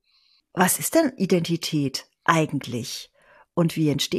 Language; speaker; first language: German; native; German